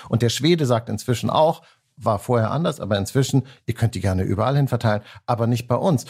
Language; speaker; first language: German; native; German